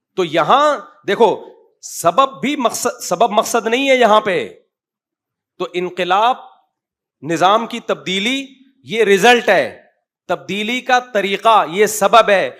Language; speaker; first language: Urdu; native; Urdu